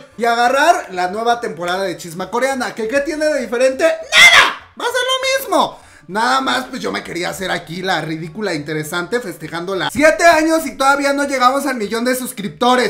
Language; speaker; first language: Spanish; native; Spanish